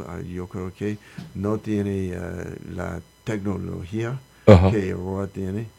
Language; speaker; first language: Spanish; non-native, learner; English